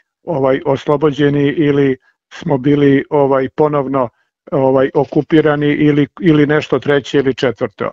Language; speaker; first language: Serbian; native; Serbian